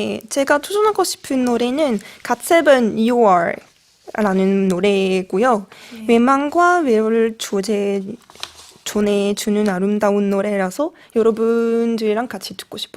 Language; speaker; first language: Korean; non-native, fluent; French